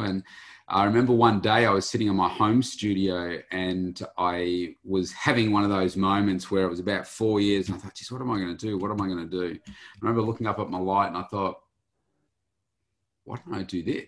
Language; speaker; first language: English; native; English